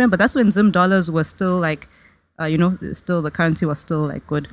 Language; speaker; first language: English; native; English